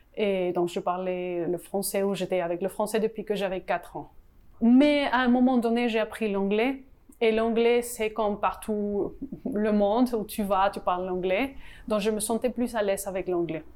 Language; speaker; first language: French; non-native, learner; Spanish